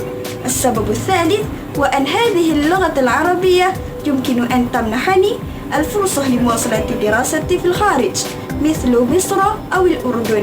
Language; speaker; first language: Arabic; non-native, learner; Malay